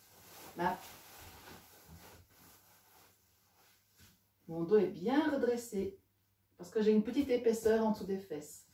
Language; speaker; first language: French; native; French